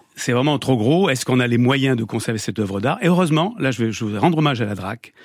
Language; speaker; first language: French; native; French